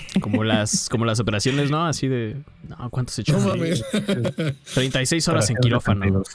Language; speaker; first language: Spanish; native; Spanish